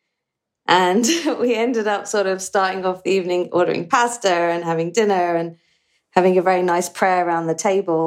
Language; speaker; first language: English; native; English